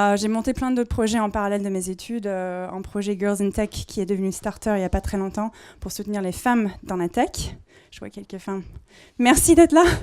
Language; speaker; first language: French; non-native, fluent; English